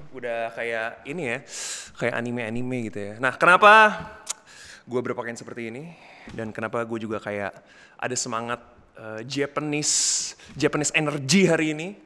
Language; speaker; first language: Indonesian; native; Indonesian